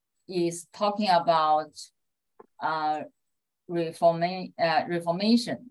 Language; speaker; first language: English; non-native, fluent; Chinese